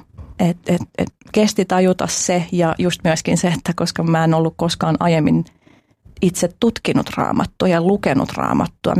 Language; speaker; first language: Finnish; early bilingual, other home language; Albanian